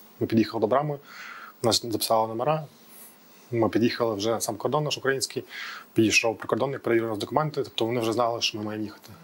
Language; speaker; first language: Ukrainian; native; Ukrainian